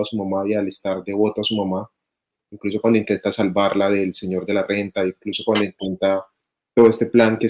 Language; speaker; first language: Spanish; native; Spanish